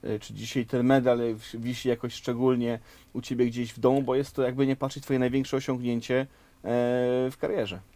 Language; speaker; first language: Polish; native; Polish